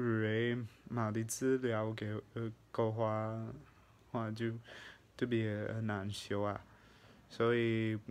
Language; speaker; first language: Chinese; non-native, fluent; English